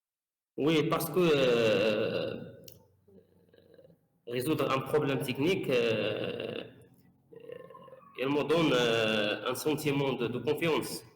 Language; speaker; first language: French; non-native, learner; Arabic